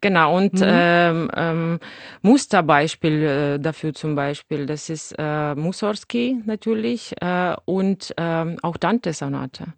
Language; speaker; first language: German; non-native, fluent; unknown